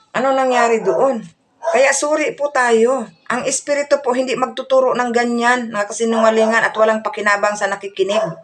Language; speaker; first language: Filipino; non-native, local second language; Cebuano